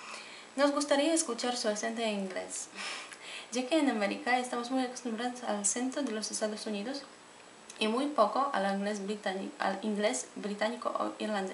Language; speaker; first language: Spanish; non-native, fluent; Polish